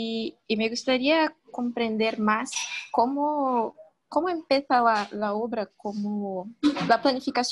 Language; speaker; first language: Spanish; non-native, fluent; Portuguese